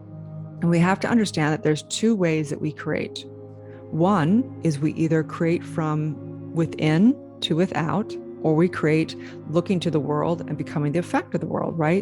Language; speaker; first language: English; native; English